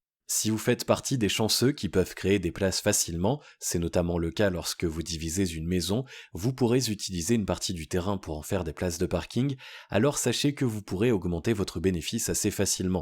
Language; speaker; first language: French; native; French